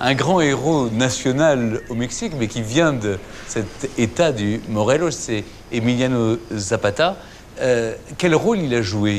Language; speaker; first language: French; native; French